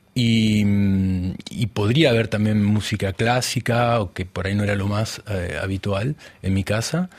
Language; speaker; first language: Spanish; native; Spanish